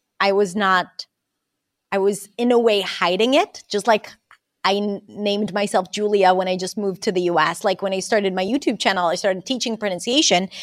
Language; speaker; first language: English; non-native, fluent; Hebrew